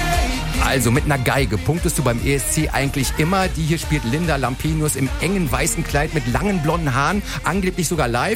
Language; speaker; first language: German; native; German